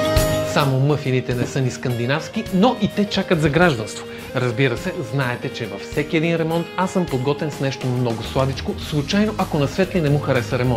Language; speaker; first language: Bulgarian; native; Bulgarian